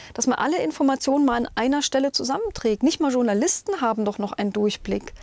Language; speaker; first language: German; native; German